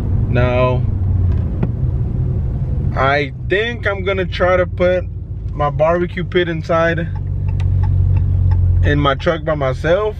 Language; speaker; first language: English; early bilingual, other home language; Spanish